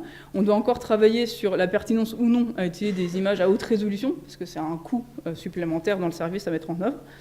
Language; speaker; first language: French; native; French